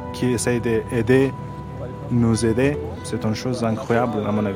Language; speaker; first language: French; non-native, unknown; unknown